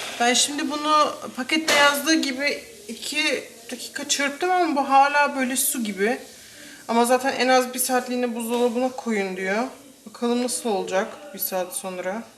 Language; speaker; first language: Turkish; early bilingual, heritage; Turkish